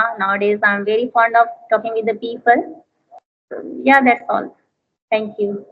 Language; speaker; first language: English; non-native, learner; Hindi